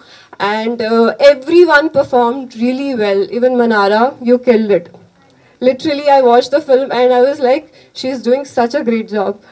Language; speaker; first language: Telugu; non-native, learner; Hindi